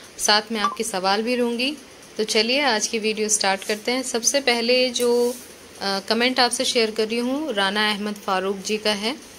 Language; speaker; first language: Hindi; native; Hindi